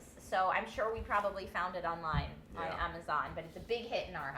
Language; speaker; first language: English; native; English